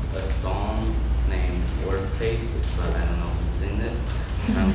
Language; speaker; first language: English; non-native, fluent; Spanish